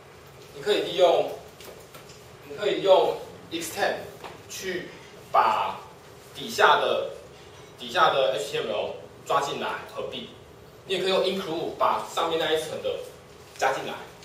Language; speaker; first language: Chinese; native; Chinese